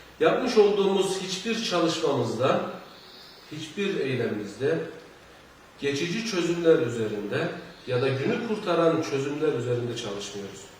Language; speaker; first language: Turkish; native; Turkish